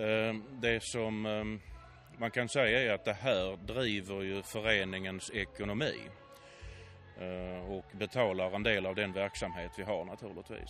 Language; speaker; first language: Swedish; native; Swedish